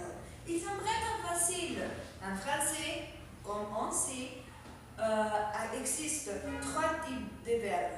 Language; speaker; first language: French; non-native, fluent; Spanish